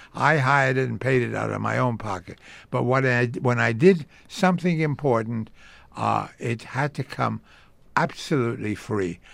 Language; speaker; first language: English; early bilingual, other home language; Yiddish